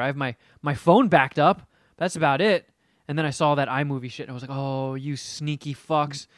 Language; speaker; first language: English; native; English